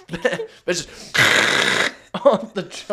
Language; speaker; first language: English; native; English